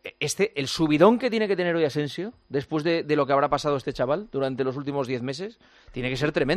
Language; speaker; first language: Spanish; native; Spanish